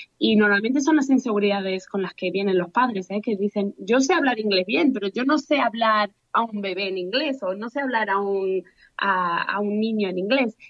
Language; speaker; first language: Spanish; early bilingual, heritage; Spanish